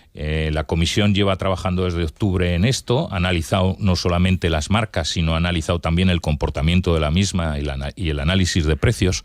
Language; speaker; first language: Spanish; native; Spanish